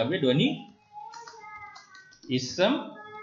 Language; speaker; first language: Korean; non-native, fluent; Indonesian